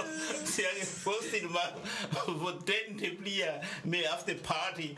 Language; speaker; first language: Danish; non-native, fluent; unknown